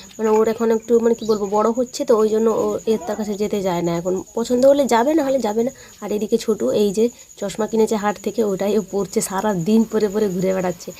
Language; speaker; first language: Bangla; non-native, local second language; Santali